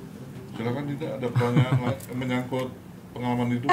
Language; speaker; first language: Indonesian; native; Indonesian